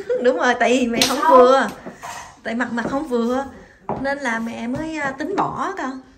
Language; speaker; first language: Vietnamese; native; Vietnamese